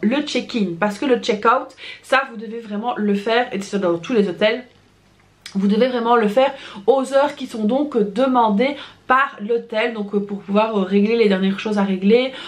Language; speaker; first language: French; native; French